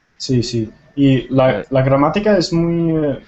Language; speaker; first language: Spanish; non-native, fluent; Tamil